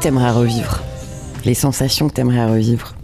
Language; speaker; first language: French; native; French